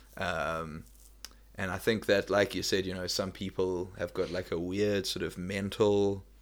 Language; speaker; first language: English; native; English